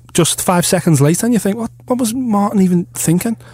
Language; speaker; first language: English; native; English